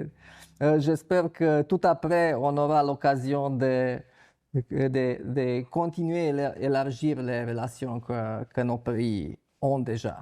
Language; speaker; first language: French; non-native, fluent; Romanian